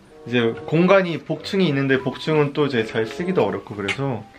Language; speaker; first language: Korean; native; Korean